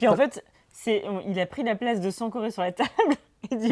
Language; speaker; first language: French; native; French